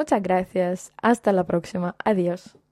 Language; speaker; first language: Spanish; non-native, fluent; Russian